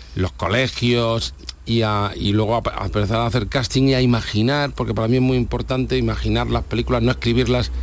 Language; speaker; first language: Spanish; native; Spanish